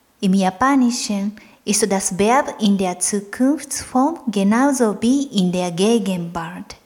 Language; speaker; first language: German; non-native, fluent; Japanese